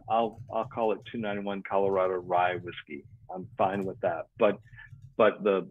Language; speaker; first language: English; native; English